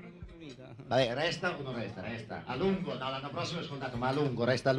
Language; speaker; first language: Italian; native; Italian